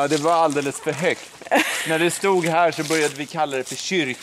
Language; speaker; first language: Swedish; native; Swedish